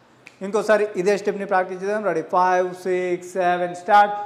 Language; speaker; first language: Telugu; native; Telugu